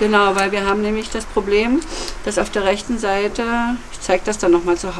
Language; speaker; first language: German; native; German